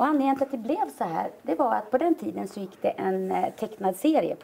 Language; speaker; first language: Swedish; native; Swedish